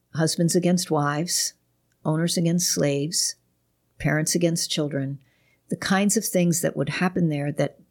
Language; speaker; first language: English; native; English